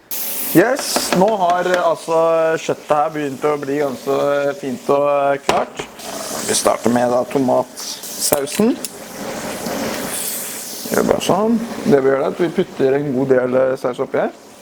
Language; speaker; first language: Norwegian; native; Norwegian